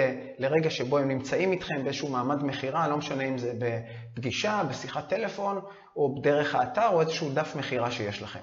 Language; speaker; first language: Hebrew; native; Hebrew